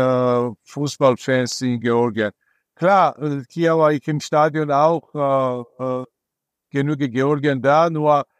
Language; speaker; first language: German; non-native, fluent; Georgian